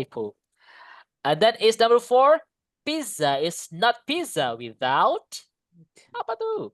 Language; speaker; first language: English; non-native, fluent; Indonesian